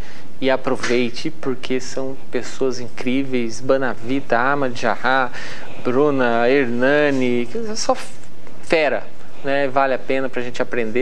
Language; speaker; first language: Portuguese; native; Portuguese